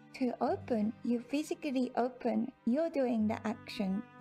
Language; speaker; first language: English; non-native, fluent; Japanese